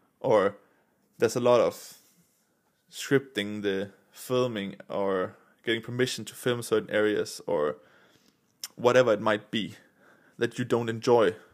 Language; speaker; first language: English; non-native, fluent; Danish